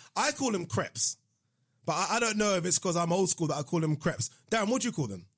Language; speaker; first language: English; non-native, local second language; Yoruba